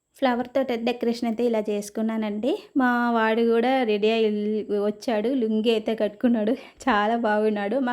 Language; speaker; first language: Telugu; non-native, fluent; Malayalam